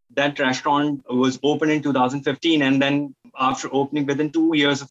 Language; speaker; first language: English; non-native, local second language; Hindi